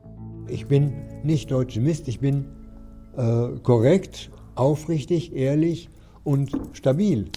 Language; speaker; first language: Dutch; non-native, learner; German